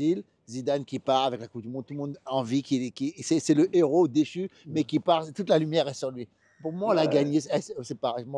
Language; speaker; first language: French; native; French